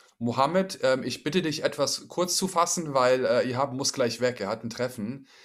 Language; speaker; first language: German; native; German